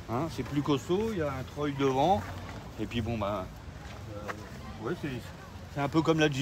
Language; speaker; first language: French; native; French